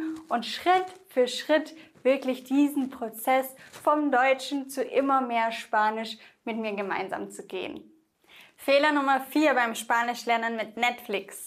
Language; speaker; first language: German; native; German